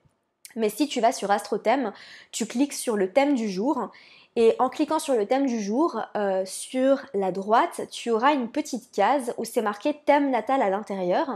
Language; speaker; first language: French; native; French